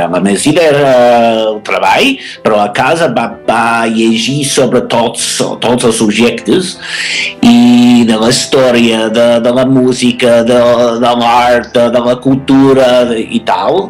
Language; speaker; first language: Catalan; non-native, fluent; English